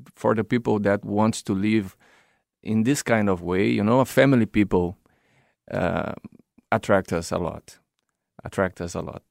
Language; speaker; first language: English; non-native, fluent; Portuguese